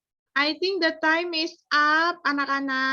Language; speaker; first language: English; non-native, fluent; Indonesian